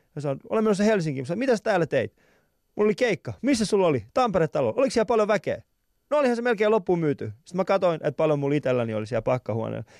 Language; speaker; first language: Finnish; early bilingual, other home language; Persian